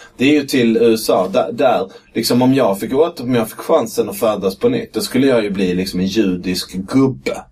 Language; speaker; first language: Swedish; native; Swedish